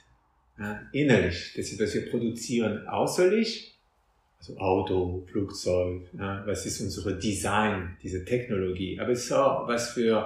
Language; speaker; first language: German; non-native, fluent; French